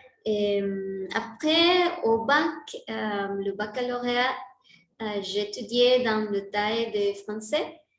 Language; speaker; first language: French; non-native, learner; Spanish